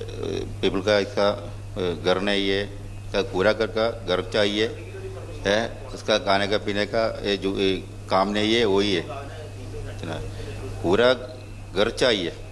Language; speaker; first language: Hindi; non-native, local second language; Malayalam